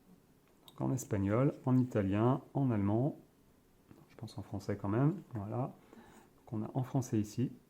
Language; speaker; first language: French; native; French